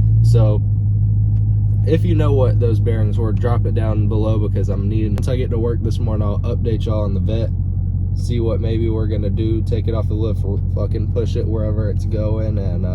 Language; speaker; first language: English; native; English